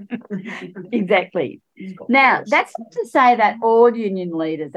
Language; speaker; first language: English; native; English